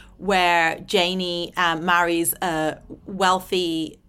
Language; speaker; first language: English; native; English